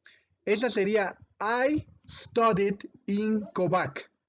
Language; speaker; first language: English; non-native, fluent; Spanish